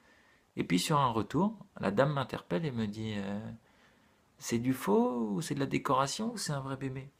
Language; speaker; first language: French; native; French